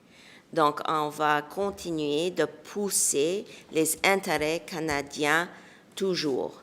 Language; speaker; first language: French; non-native, local second language; English